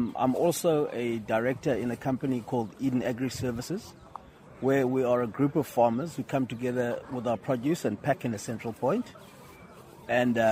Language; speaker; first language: English; non-native, local second language; Xhosa